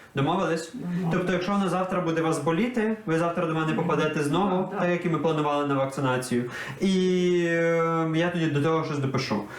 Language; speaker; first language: Ukrainian; native; Ukrainian